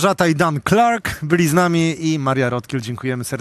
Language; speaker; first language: Polish; native; Polish